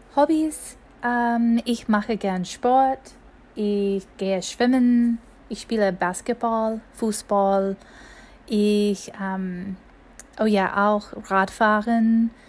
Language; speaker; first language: German; non-native, fluent; English